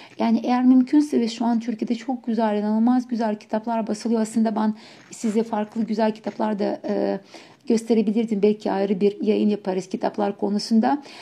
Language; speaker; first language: Turkish; non-native, fluent; Ukrainian